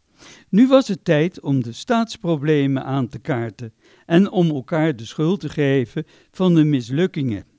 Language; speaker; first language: Dutch; native; Dutch